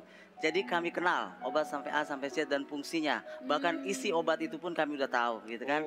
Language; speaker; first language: Indonesian; native; Indonesian